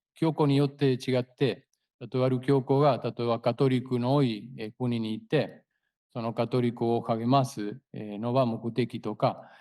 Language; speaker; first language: Japanese; non-native, fluent; Spanish